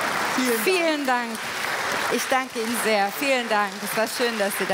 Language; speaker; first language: German; native; German